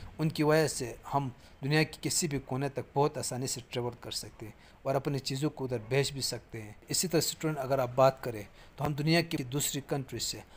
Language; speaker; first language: Urdu; native; Urdu